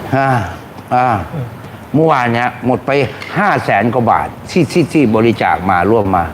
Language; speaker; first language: Thai; native; Thai